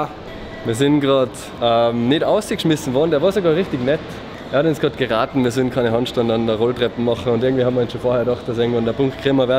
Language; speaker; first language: German; native; German